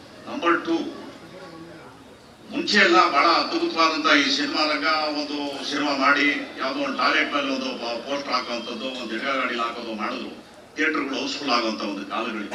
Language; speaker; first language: Kannada; native; Kannada